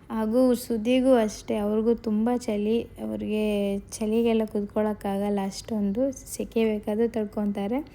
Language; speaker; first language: Kannada; non-native, local second language; Tulu